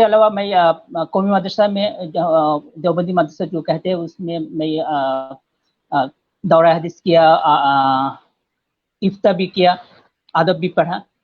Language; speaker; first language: Hindi; non-native, fluent; Bangla